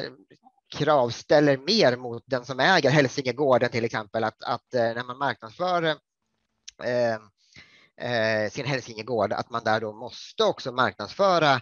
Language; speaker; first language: Swedish; native; Swedish